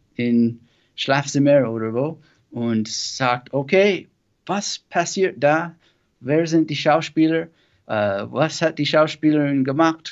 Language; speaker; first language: German; non-native, learner; English